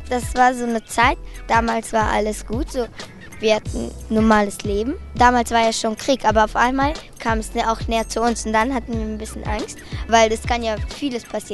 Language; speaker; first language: German; early bilingual, other home language; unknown